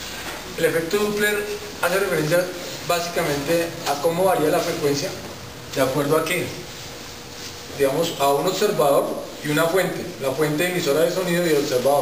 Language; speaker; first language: Spanish; native; Spanish